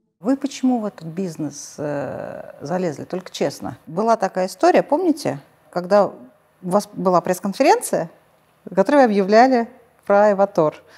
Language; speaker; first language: Russian; native; Russian